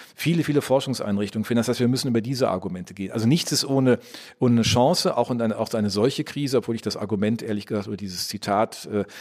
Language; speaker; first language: German; native; German